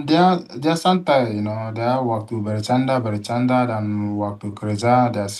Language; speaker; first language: Indonesian; non-native, fluent; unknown